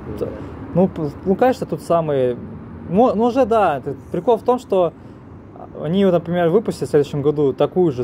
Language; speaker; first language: Russian; native; Russian